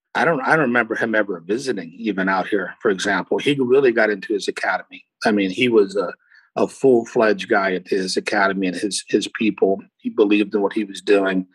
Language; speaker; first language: English; early bilingual, other home language; Portuguese